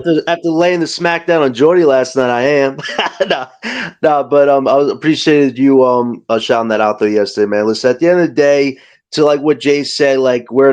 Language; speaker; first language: English; native; English